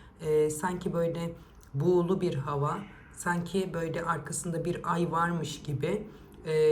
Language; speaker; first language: Turkish; native; Turkish